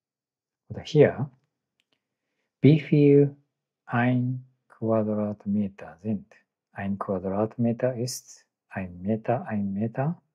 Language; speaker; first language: German; non-native, learner; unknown